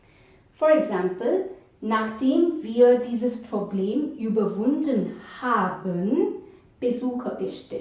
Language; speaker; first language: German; non-native, fluent; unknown